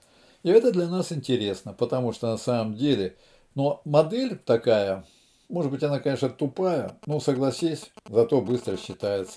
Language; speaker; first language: Russian; native; Russian